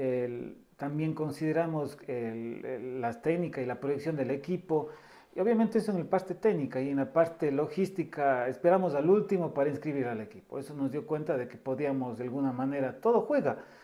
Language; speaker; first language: Spanish; native; Spanish